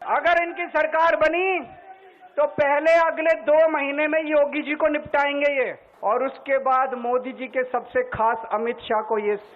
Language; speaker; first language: Hindi; native; Hindi